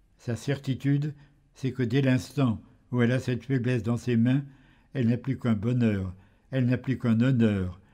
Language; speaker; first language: French; native; French